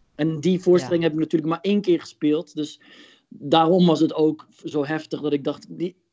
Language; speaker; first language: Dutch; early bilingual, other home language; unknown